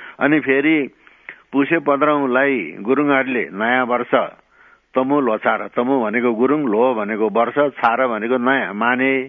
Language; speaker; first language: Nepali; non-native, local second language; Gurung